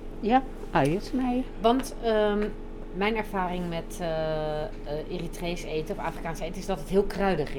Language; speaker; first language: Dutch; non-native, learner; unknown